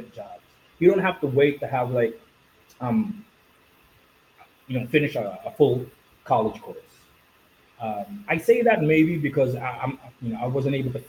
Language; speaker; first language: English; non-native, local second language; Filipino